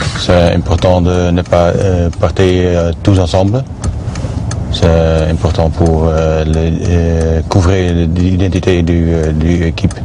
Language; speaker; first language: French; non-native, learner; Dutch